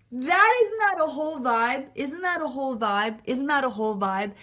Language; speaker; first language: English; native; English